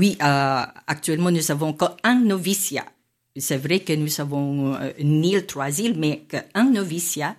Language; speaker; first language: French; non-native, fluent; Filipino